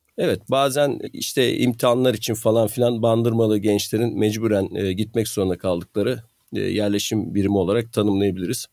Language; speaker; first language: Turkish; native; Turkish